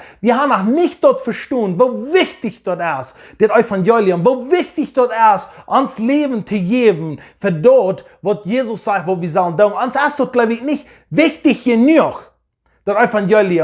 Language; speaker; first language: German; non-native, learner; English